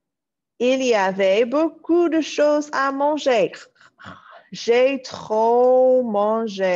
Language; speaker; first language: French; non-native, fluent; English